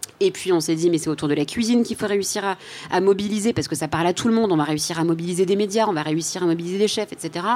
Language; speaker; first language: French; native; French